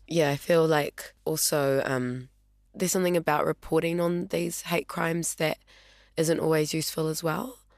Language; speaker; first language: English; early bilingual, other home language; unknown